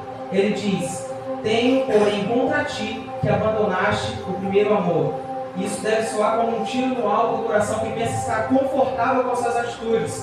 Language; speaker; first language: Portuguese; native; Portuguese